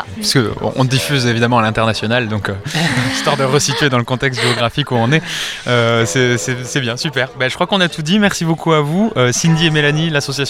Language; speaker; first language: French; native; French